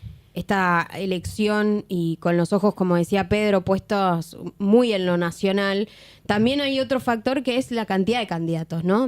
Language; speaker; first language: Spanish; native; Spanish